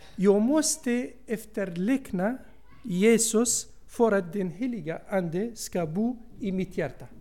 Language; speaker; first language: Swedish; non-native, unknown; Arabic